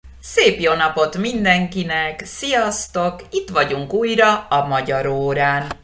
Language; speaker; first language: Hungarian; early bilingual, heritage; Hungarian